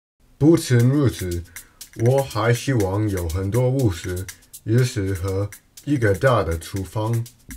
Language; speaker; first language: Chinese; non-native, learner; English